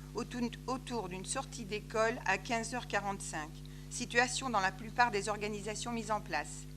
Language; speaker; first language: French; native; French